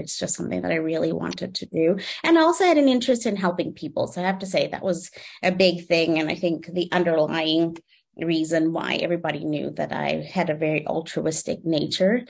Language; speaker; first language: English; non-native, local second language; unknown